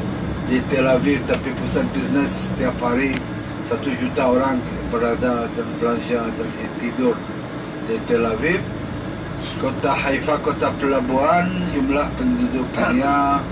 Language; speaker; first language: Indonesian; non-native, learner; Hebrew